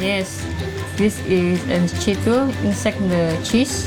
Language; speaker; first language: English; non-native, learner; Indonesian